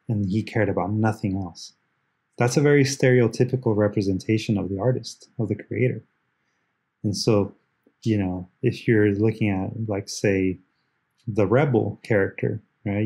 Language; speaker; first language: English; early bilingual, other home language; Spanish